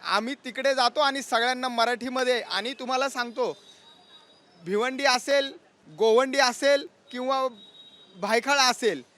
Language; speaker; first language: Marathi; native; Marathi